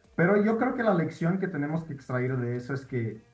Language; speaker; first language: Spanish; non-native, fluent; Portuguese